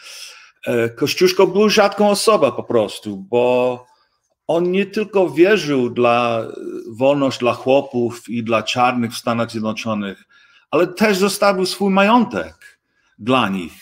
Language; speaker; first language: Polish; early bilingual, heritage; English